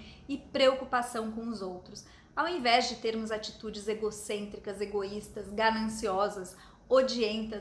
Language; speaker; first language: Portuguese; native; Portuguese